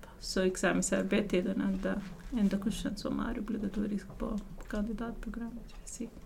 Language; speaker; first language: Swedish; non-native, fluent; Arabic